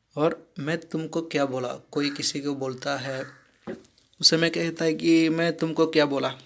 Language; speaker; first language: Hindi; non-native, local second language; Tamil